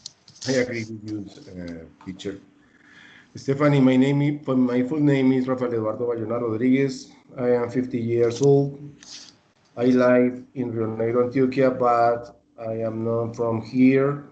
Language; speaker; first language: English; non-native, learner; Spanish